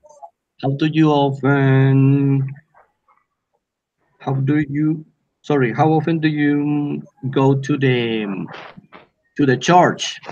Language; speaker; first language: English; non-native, learner; Spanish